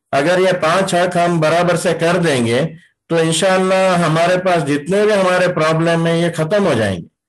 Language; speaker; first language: Urdu; native; Urdu